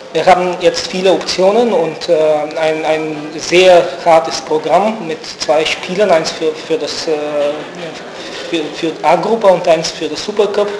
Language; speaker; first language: German; non-native, fluent; Bulgarian